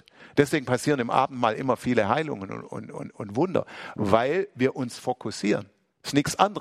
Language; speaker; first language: German; native; German